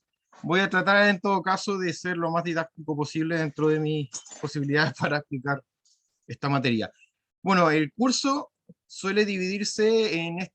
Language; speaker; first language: Spanish; native; Spanish